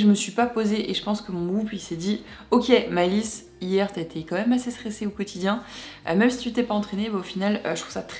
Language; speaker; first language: French; native; French